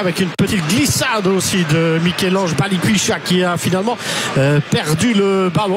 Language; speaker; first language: French; native; French